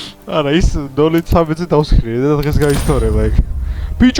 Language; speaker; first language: Georgian; native; Georgian